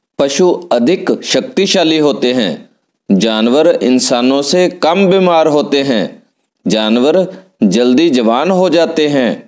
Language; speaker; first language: Hindi; non-native, local second language; Punjabi